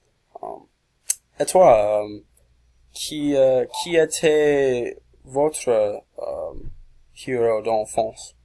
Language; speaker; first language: French; non-native, learner; English